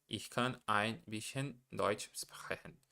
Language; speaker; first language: German; non-native, learner; Portuguese